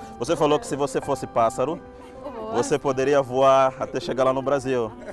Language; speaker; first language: Portuguese; native; Portuguese